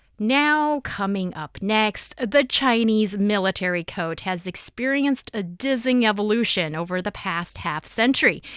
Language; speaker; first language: English; non-native, fluent; Chinese